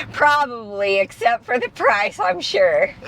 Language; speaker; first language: English; native; English